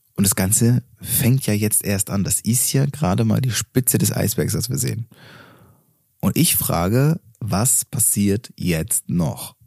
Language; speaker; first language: German; native; German